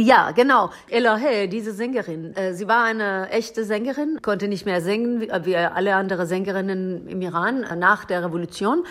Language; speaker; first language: German; non-native, learner; Persian